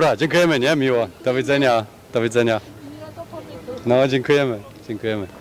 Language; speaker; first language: Polish; non-native, learner; German